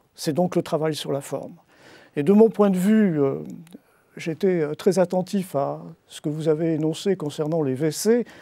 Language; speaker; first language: French; native; French